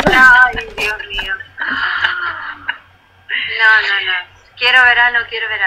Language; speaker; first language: Spanish; native; Spanish